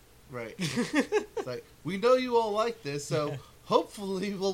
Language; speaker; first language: English; native; English